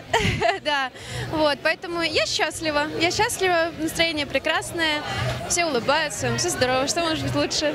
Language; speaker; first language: Russian; native; Russian